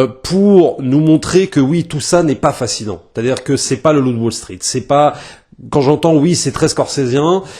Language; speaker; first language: French; native; French